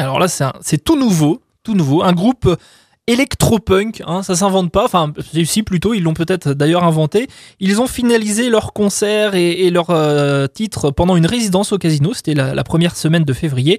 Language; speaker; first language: French; native; French